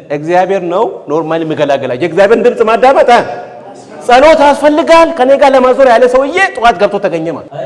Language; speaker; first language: Amharic; non-native, local second language; Oromo